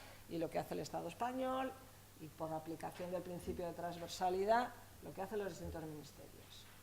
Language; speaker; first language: Spanish; native; Spanish